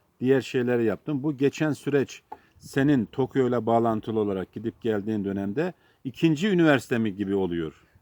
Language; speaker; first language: Turkish; native; Turkish